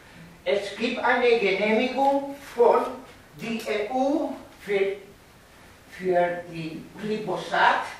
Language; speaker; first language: German; non-native, fluent; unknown